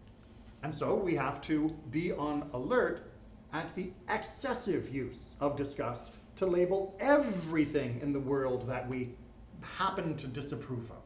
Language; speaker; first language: English; native; English